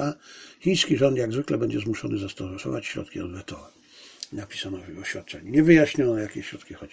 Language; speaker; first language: Polish; native; Polish